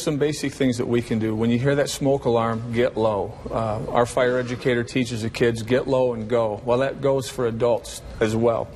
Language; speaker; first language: English; native; English